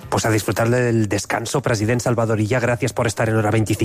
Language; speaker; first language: Spanish; native; Spanish